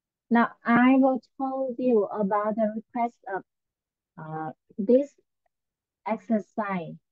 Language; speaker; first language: English; non-native, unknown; Vietnamese